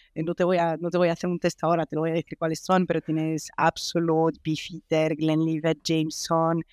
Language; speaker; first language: Spanish; non-native, fluent; French